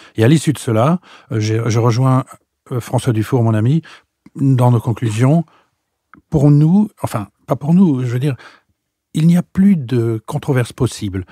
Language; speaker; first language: French; native; French